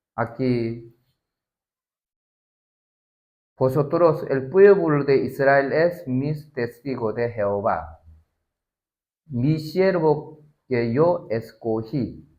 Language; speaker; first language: Spanish; non-native, learner; Korean